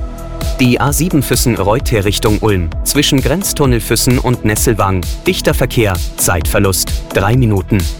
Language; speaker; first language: German; native; German